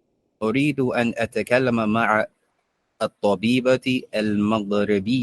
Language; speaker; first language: Arabic; non-native, learner; English